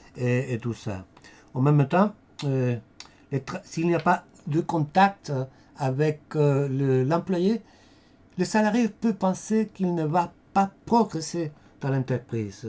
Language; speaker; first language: French; non-native, fluent; Spanish